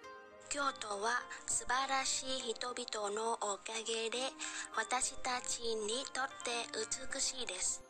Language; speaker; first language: Japanese; non-native, learner; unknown